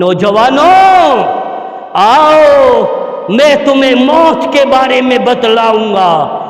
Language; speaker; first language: Urdu; non-native, local second language; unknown